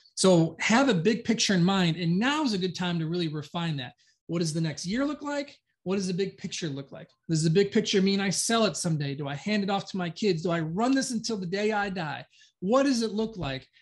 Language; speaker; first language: English; native; English